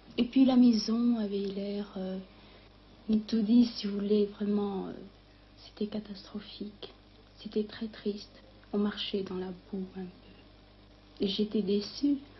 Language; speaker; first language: French; early bilingual, other home language; Vietnamese